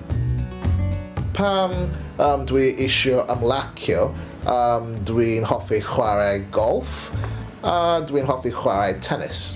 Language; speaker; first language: Welsh; non-native, learner; English